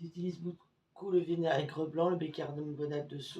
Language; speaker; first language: French; native; French